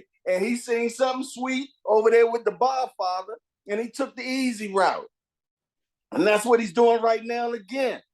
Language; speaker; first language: English; native; English